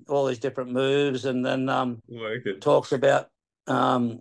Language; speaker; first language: English; native; English